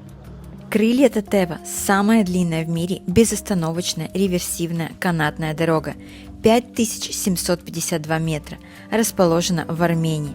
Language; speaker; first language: Russian; native; Russian